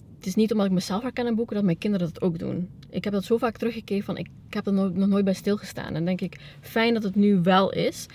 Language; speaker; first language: Dutch; early bilingual, other home language; Spanish